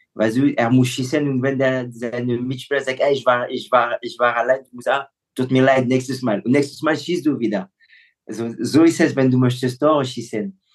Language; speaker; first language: German; non-native, fluent; French